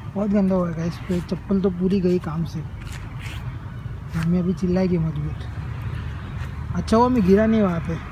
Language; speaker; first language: Hindi; non-native, local second language; Marathi